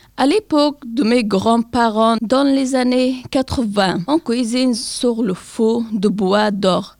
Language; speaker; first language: French; non-native, learner; Persian